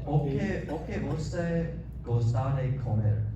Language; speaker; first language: Portuguese; non-native, learner; English